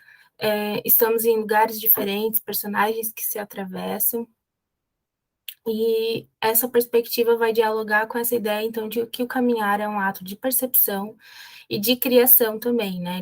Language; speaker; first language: Portuguese; native; Portuguese